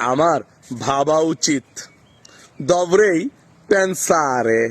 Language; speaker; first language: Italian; non-native, fluent; Bangla